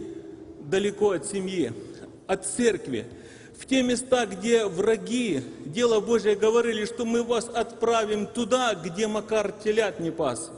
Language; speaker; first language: Russian; native; Russian